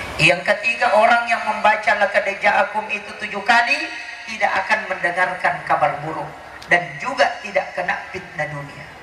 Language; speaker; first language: Indonesian; non-native, local second language; Buginese